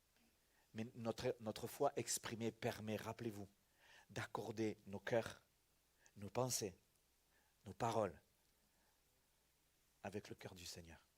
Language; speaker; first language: French; native; French